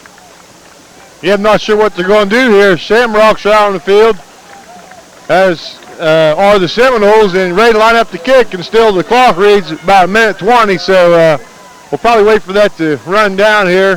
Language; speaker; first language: English; native; English